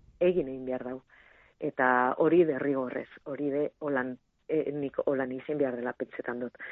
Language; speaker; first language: Basque; non-native, local second language; Spanish